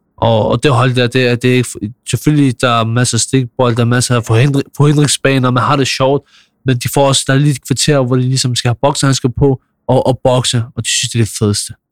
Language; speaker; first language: Danish; early bilingual, other home language; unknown